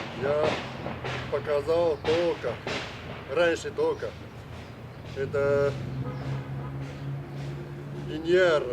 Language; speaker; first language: Russian; non-native, learner; Chinese